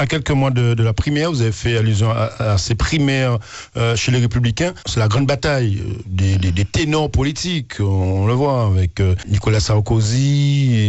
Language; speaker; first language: French; native; French